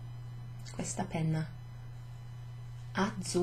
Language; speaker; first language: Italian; non-native, fluent; English